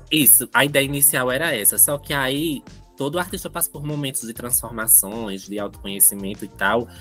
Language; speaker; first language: Portuguese; native; Portuguese